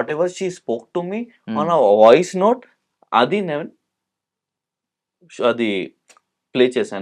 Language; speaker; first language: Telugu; non-native, local second language; Hindi